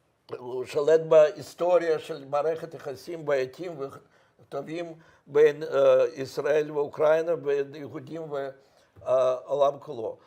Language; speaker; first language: Hebrew; non-native, fluent; Russian